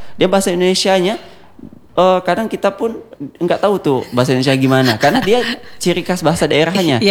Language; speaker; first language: Indonesian; non-native, local second language; Achinese